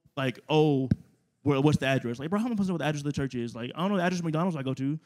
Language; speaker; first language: English; native; English